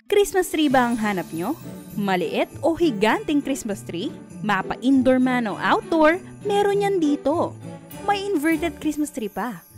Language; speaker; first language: Filipino; native; Filipino